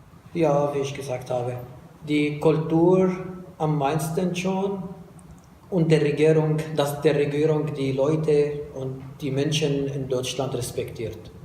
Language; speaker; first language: German; non-native, fluent; Arabic